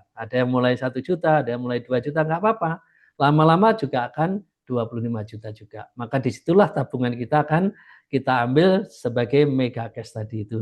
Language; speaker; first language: Indonesian; native; Indonesian